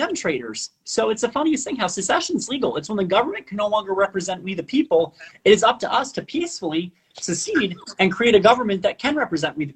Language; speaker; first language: English; non-native, fluent; Spanish